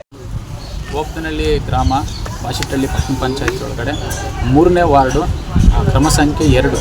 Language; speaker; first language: Kannada; native; Kannada